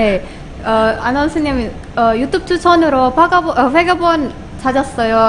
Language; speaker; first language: Korean; non-native, fluent; Indonesian